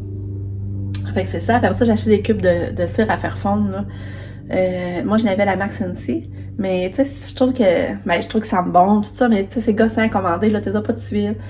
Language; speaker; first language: French; native; French